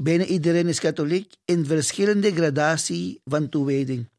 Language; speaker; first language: Dutch; non-native, fluent; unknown